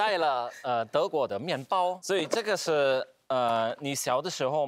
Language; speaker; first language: Chinese; non-native, learner; German